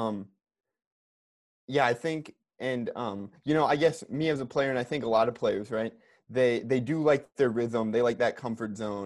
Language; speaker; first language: English; native; English